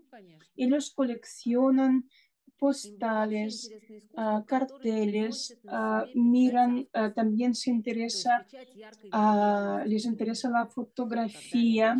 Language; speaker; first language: Spanish; non-native, fluent; Russian